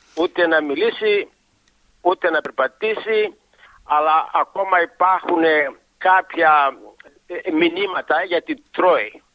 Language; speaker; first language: Greek; native; Greek